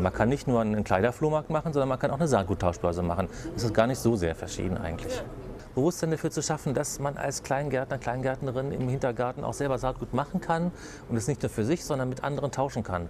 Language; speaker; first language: German; native; German